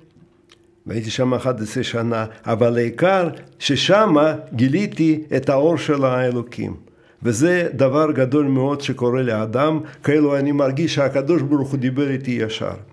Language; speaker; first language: Hebrew; non-native, fluent; Russian